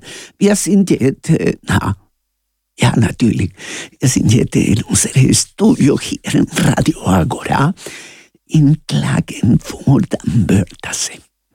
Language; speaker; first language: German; non-native, learner; Spanish